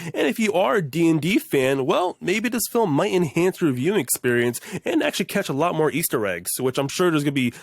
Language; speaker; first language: English; native; English